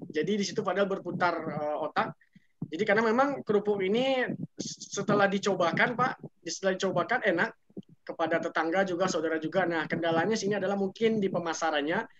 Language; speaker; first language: Indonesian; native; Indonesian